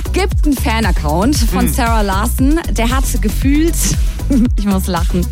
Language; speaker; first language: German; native; German